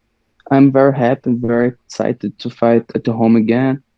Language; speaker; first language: English; non-native, learner; Portuguese